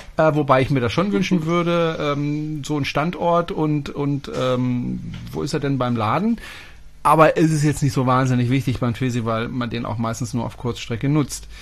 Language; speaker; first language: German; non-native, fluent; French